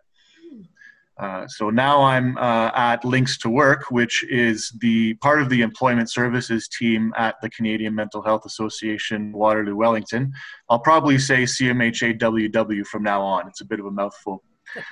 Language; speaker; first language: English; native; English